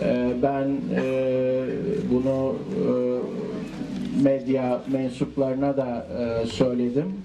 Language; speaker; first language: Turkish; native; Turkish